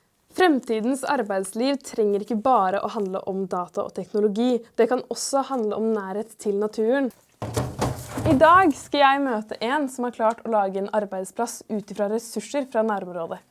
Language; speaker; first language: Norwegian; native; Norwegian